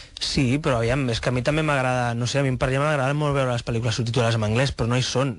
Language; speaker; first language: Catalan; native; Catalan